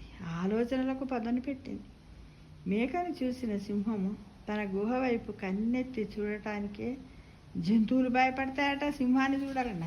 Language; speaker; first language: Telugu; native; Telugu